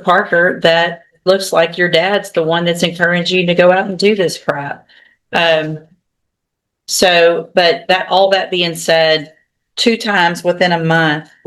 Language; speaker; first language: English; native; English